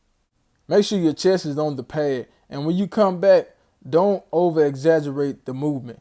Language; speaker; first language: English; native; English